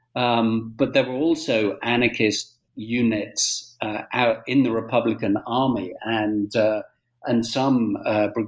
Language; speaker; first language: English; native; English